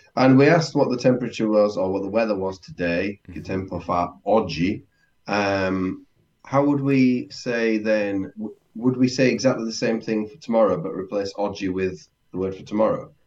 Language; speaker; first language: English; native; English